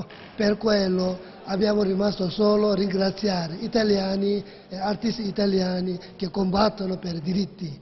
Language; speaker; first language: Italian; non-native, learner; Tibetan